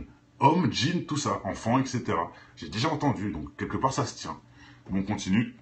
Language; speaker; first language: French; native; French